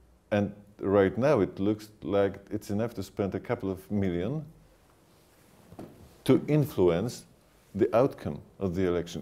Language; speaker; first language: English; non-native, fluent; Polish